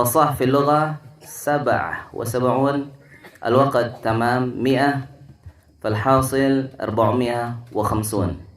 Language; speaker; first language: Arabic; non-native, fluent; Indonesian